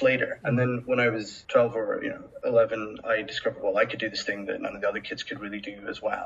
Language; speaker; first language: English; native; English